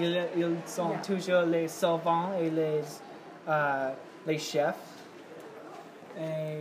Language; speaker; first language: French; non-native, learner; English